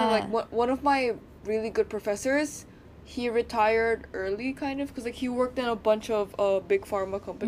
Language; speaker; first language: English; non-native, fluent; Indonesian